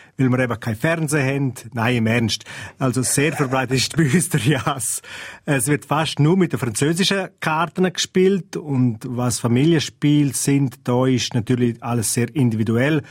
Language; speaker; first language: German; non-native, local second language; Romansh